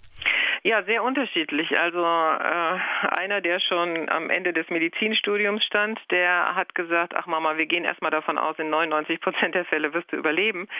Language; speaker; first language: German; native; German